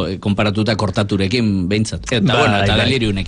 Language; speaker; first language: Basque; native; Basque